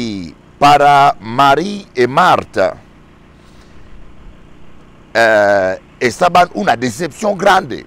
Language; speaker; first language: Spanish; non-native, learner; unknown